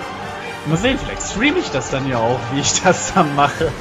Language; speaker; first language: German; native; German